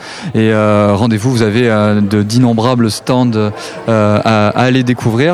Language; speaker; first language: French; native; French